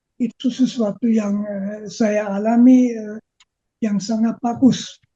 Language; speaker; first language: Indonesian; non-native, fluent; German